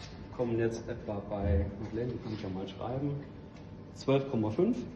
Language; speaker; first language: German; native; German